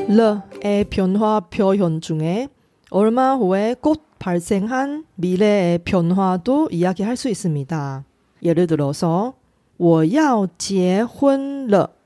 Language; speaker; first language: Korean; non-native, fluent; Chinese